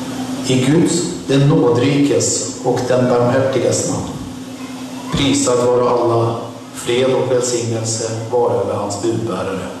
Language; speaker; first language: Swedish; non-native, fluent; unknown